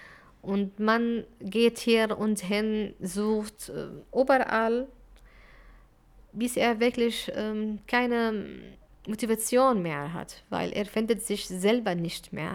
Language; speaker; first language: German; non-native, fluent; Arabic